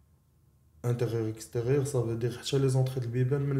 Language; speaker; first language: Arabic; native; Arabic